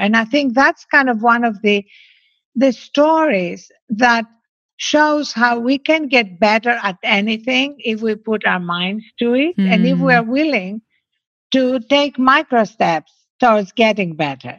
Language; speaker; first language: English; non-native, fluent; Greek